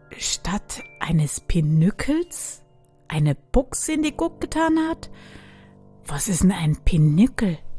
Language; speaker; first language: German; native; German